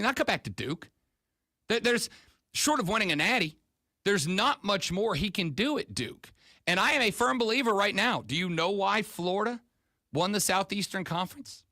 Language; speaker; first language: English; native; English